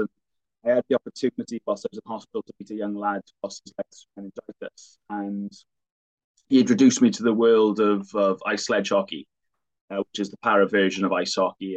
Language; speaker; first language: English; native; English